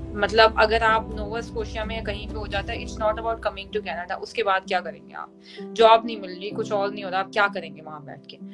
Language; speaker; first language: Urdu; native; Urdu